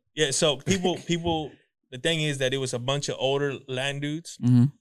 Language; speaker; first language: English; early bilingual, other home language; Spanish